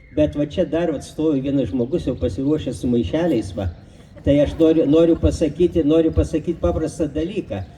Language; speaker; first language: Lithuanian; native; Lithuanian